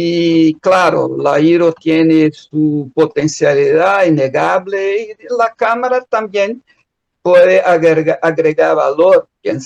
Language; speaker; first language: Spanish; non-native, fluent; Portuguese